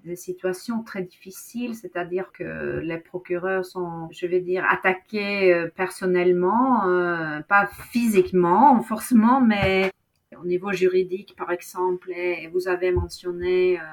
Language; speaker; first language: French; non-native, fluent; Norwegian